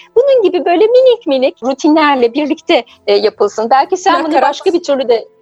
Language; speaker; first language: Turkish; native; Turkish